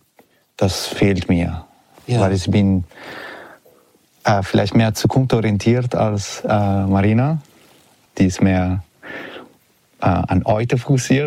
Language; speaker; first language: German; non-native, learner; Italian